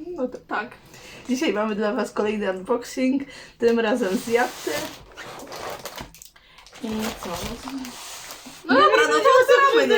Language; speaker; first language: Polish; native; Polish